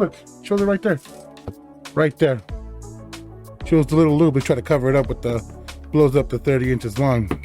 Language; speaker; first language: English; native; English